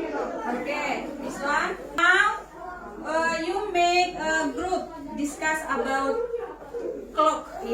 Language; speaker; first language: English; non-native, learner; Indonesian